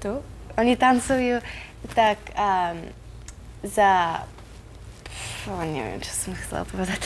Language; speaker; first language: Slovak; early bilingual, heritage; Slovak